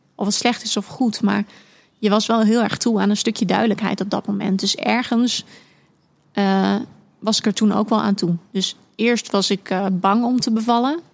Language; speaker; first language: Dutch; native; Dutch